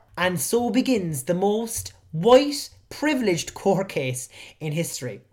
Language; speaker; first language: English; native; English